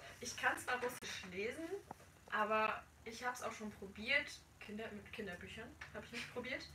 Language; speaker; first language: German; native; German